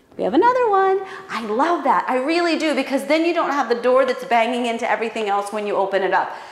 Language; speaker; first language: English; native; English